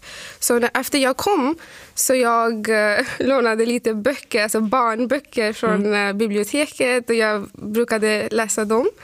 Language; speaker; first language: Swedish; non-native, fluent; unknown